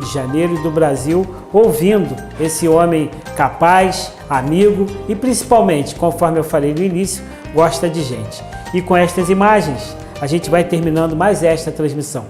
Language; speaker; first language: Portuguese; native; Portuguese